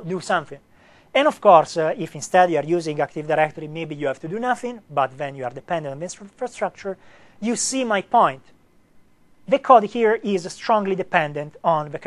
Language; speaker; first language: English; non-native, fluent; Italian